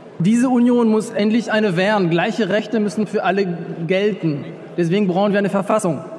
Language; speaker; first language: German; non-native, fluent; French